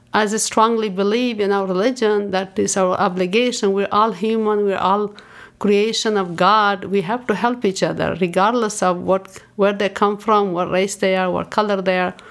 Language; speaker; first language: English; non-native, fluent; Persian